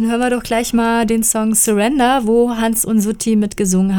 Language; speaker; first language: German; native; German